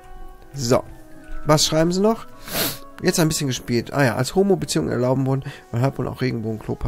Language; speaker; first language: German; native; German